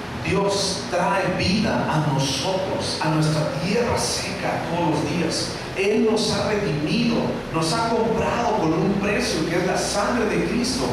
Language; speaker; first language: Spanish; native; Spanish